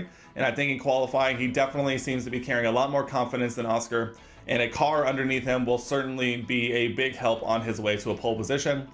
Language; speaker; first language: English; native; English